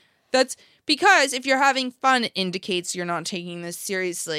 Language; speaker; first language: English; native; English